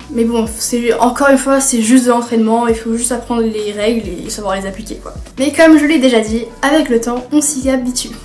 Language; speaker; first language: French; early bilingual, other home language; Spanish